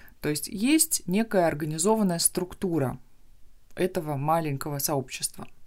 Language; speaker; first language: Russian; native; Russian